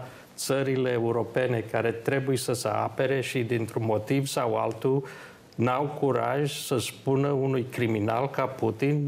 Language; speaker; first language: Romanian; early bilingual, heritage; Romanian